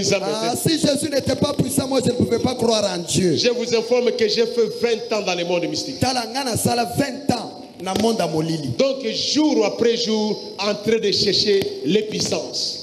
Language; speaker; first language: French; non-native, local second language; Lingala